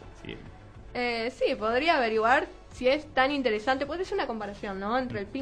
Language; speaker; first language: Spanish; native; Spanish